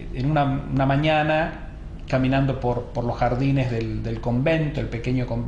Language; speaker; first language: Spanish; native; Spanish